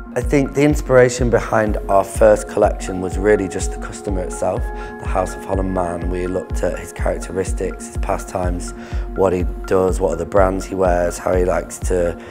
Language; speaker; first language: English; native; English